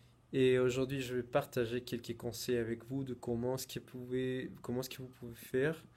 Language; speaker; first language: French; non-native, fluent; Spanish